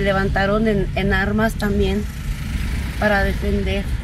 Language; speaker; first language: Spanish; native; Spanish